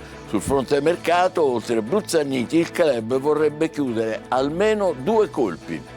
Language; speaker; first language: Italian; native; Italian